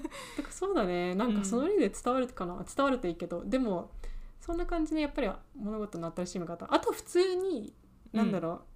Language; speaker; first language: Japanese; early bilingual, heritage; Japanese